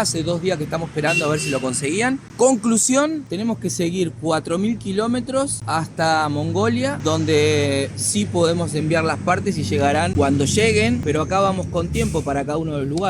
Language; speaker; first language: Spanish; native; Spanish